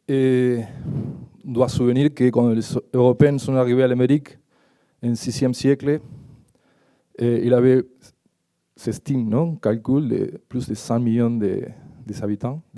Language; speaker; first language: French; non-native, learner; Spanish